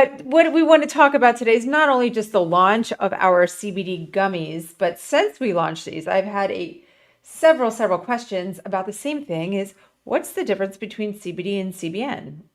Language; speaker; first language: English; native; English